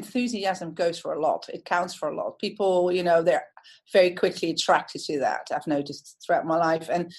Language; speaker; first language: English; non-native, fluent; Dutch